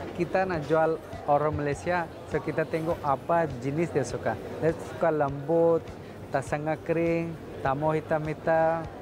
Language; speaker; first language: Malay; non-native, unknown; Urdu